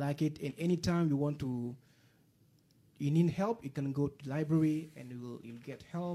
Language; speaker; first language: English; non-native, fluent; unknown